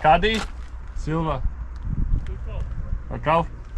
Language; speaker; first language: German; non-native, learner; Latvian